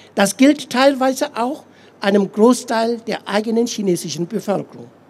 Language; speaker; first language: German; non-native, fluent; Tibetan